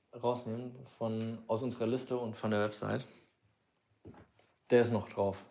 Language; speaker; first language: German; native; German